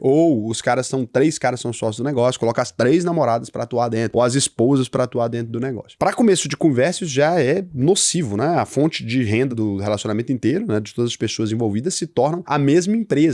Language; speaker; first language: Portuguese; native; Portuguese